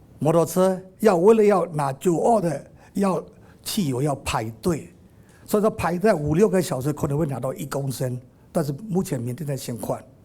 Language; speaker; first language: Chinese; non-native, fluent; Burmese